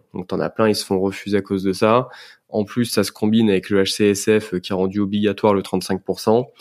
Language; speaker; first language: French; native; French